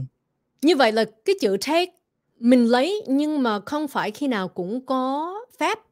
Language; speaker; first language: Vietnamese; early bilingual, other home language; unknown